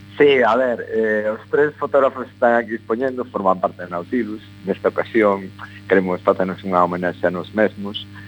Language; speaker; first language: Galician; non-native, local second language; Spanish